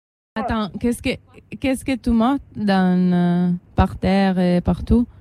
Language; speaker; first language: French; non-native, learner; Italian